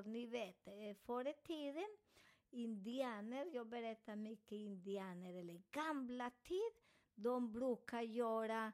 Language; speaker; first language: Swedish; non-native, fluent; Spanish